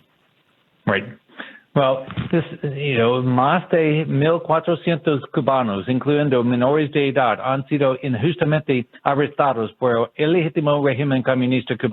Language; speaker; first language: Spanish; non-native, learner; English